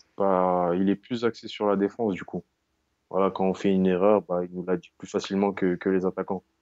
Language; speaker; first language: French; native; French